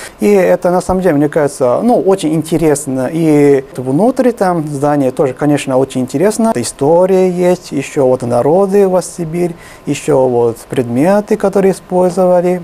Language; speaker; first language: Russian; non-native, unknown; Japanese